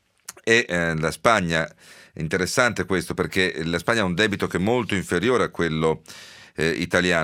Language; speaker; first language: Italian; native; Italian